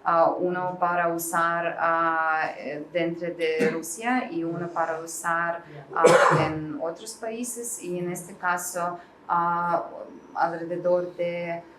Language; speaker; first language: Spanish; non-native, learner; Russian